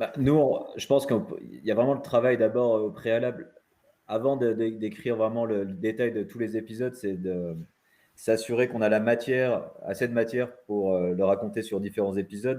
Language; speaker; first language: French; native; French